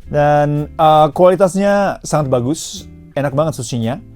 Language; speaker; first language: Indonesian; non-native, fluent; Japanese